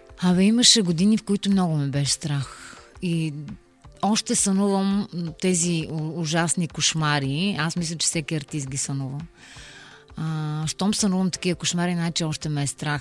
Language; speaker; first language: Bulgarian; native; Bulgarian